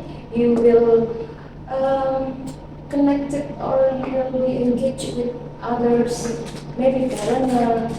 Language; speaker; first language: English; non-native, fluent; Indonesian